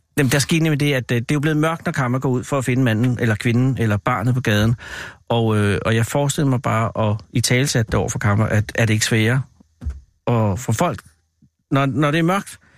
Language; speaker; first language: Danish; native; Danish